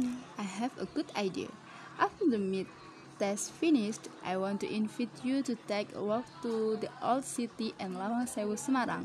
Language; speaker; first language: English; non-native, learner; Indonesian